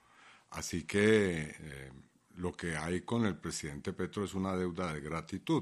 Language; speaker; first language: Spanish; native; Spanish